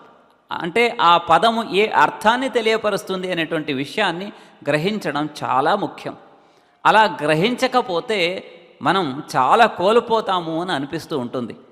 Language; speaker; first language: Telugu; native; Telugu